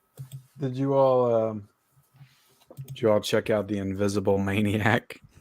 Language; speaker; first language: English; native; English